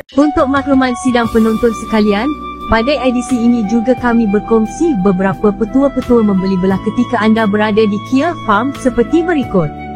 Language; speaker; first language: Malay; native; Malay